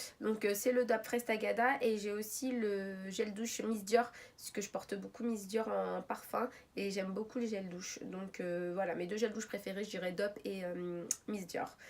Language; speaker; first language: French; early bilingual, other home language; Arabic